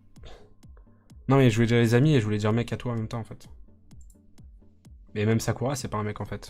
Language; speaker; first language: French; native; French